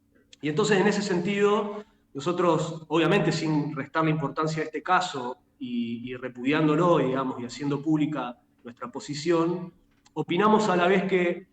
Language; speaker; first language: Spanish; native; Spanish